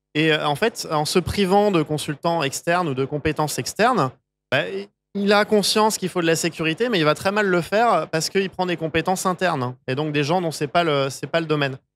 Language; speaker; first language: French; native; French